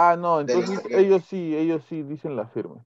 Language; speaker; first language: Spanish; native; Spanish